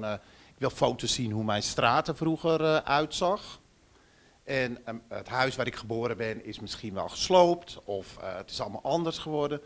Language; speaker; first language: Dutch; native; Dutch